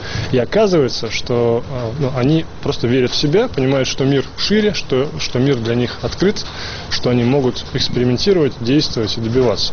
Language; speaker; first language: Russian; native; Russian